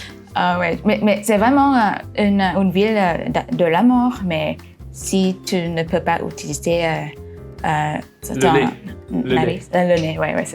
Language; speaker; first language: French; non-native, fluent; Thai